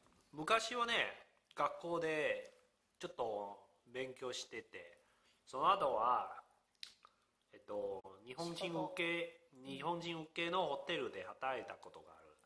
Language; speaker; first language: Japanese; non-native, learner; Chinese